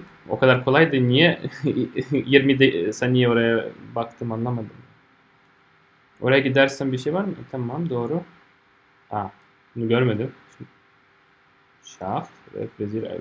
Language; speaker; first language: Turkish; non-native, fluent; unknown